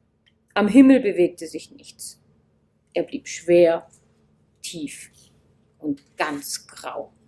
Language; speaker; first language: German; native; German